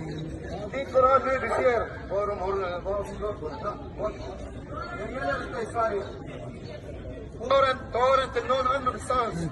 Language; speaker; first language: Swedish; non-native, fluent; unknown